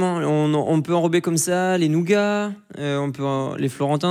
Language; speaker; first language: French; native; French